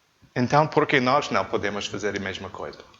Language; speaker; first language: Portuguese; non-native, learner; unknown